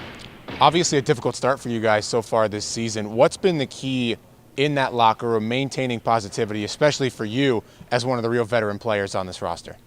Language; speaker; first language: English; native; English